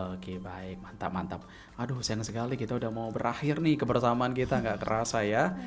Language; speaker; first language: Indonesian; native; Indonesian